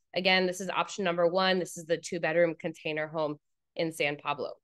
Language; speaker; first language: English; native; English